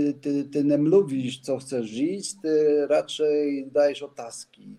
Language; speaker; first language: Czech; non-native, learner; Polish